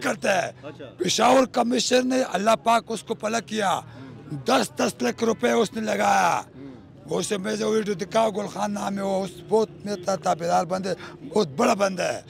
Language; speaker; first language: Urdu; non-native, local second language; Pashto